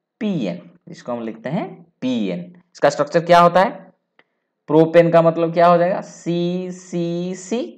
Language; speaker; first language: Hindi; non-native, local second language; Bangla